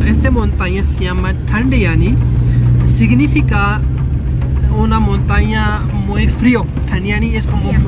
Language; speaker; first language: Spanish; non-native, learner; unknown